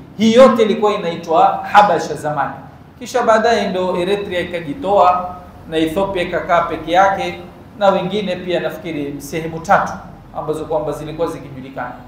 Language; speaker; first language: Swahili; native; Swahili